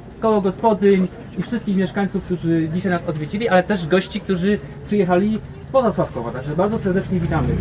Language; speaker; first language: Polish; native; Polish